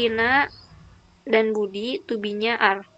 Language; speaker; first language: English; non-native, learner; Indonesian